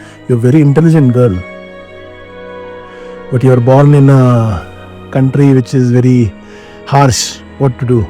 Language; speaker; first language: English; non-native, local second language; Kannada